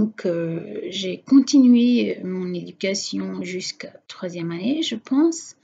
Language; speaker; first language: French; non-native, fluent; Portuguese